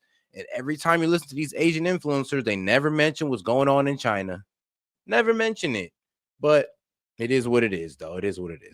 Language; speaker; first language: English; native; English